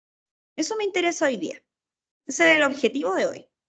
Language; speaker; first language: Spanish; native; Spanish